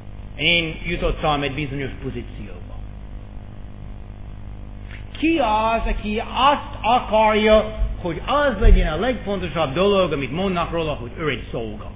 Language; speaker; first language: Hungarian; non-native, fluent; English